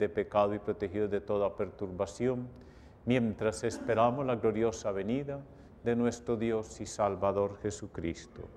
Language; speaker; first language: Spanish; native; Spanish